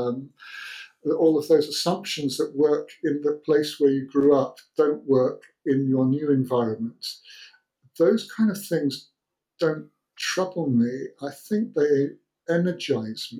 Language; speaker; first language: English; native; English